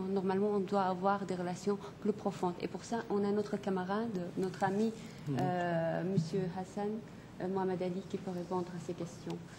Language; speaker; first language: French; non-native, fluent; Kurdish